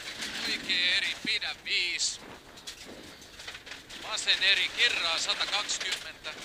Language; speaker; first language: Finnish; native; Finnish